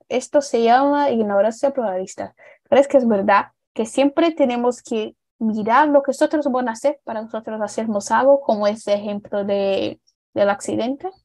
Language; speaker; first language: Spanish; non-native, learner; Portuguese